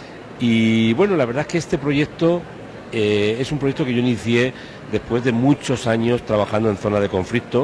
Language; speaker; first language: Spanish; native; Spanish